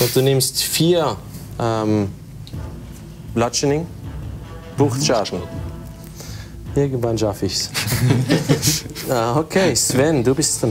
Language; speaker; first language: German; native; German